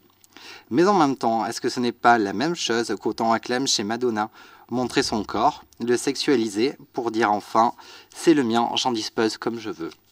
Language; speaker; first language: French; native; French